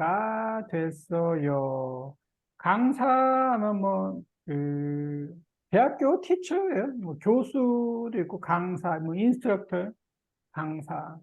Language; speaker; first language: Korean; native; Korean